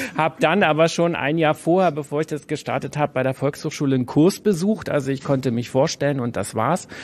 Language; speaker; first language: German; native; German